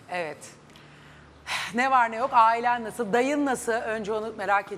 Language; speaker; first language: Turkish; native; Turkish